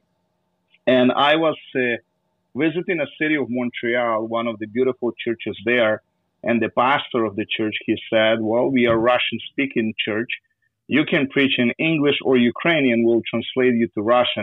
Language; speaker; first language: English; non-native, fluent; Ukrainian